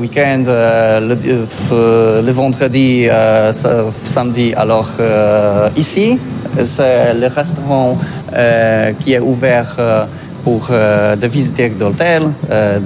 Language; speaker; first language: French; non-native, learner; Polish